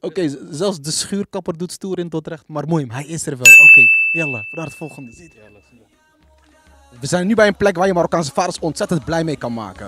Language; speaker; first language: Dutch; early bilingual, other home language; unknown